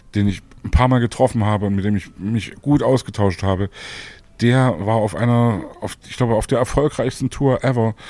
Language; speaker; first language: German; native; German